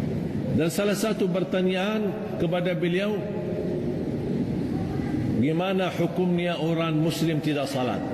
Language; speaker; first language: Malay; non-native, fluent; Arabic